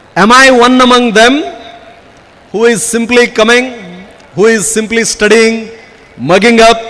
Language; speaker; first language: English; non-native, local second language; Kannada